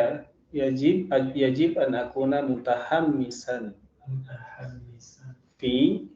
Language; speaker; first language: Arabic; non-native, fluent; Indonesian